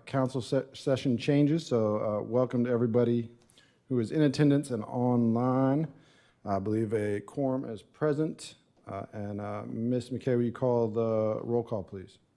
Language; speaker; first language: English; native; English